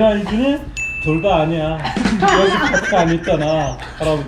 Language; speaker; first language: Korean; native; Korean